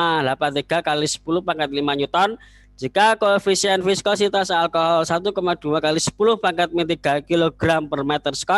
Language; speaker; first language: Indonesian; native; Indonesian